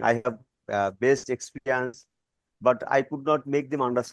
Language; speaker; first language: English; non-native, learner; Bangla